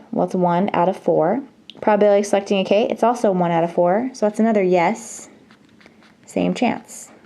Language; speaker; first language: English; native; English